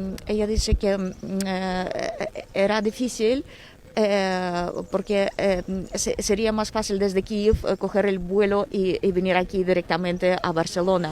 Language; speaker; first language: Spanish; non-native, fluent; Ukrainian